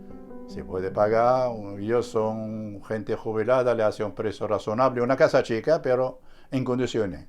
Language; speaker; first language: Spanish; native; Spanish